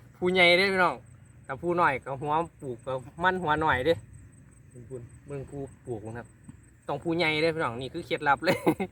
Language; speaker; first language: Thai; native; Thai